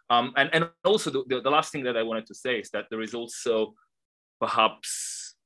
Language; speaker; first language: English; non-native, fluent; Italian